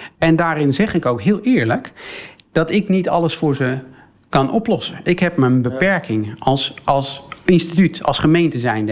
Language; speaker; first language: Dutch; early bilingual, other home language; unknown